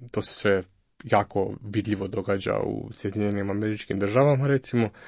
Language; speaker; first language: Croatian; native; Croatian